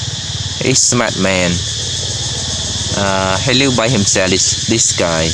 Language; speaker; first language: English; non-native, learner; Khmer